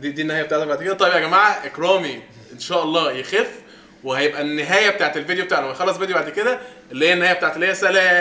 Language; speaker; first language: Arabic; native; Arabic